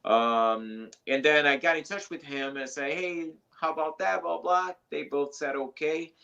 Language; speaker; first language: English; non-native, fluent; Portuguese